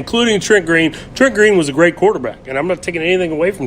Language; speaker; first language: English; native; English